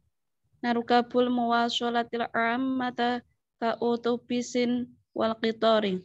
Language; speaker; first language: Arabic; non-native, learner; Indonesian